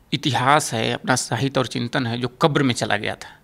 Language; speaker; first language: Hindi; native; Hindi